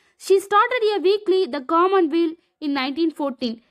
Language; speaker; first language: English; non-native, local second language; Tamil